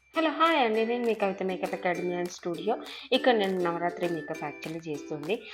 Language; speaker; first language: Telugu; non-native, local second language; Marathi